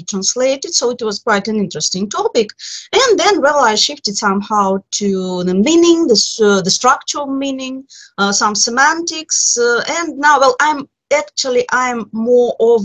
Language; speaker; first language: English; non-native, fluent; Russian